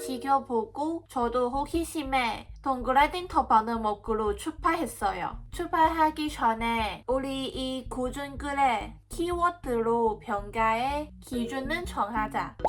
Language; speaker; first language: Korean; non-native, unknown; Cantonese